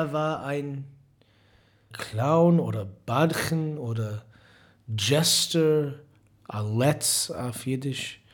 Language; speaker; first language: German; non-native, fluent; English